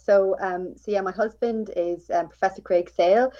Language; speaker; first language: English; native; English